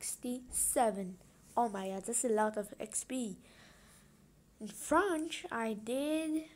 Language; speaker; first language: English; non-native, fluent; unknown